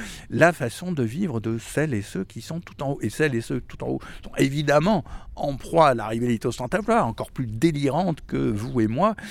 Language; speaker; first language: French; native; French